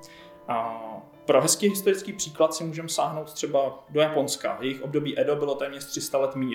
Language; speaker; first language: Czech; native; Czech